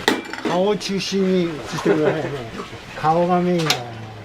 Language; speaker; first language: Japanese; native; Japanese